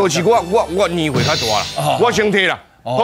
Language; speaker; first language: Chinese; native; Chinese